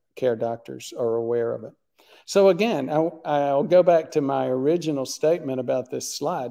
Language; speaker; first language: English; native; English